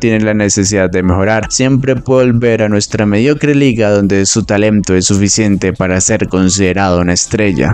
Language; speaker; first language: Spanish; native; Spanish